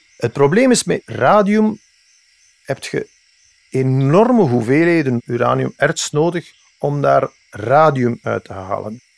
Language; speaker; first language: Dutch; early bilingual, other home language; English